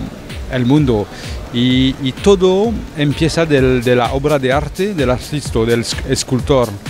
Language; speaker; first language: Spanish; non-native, fluent; French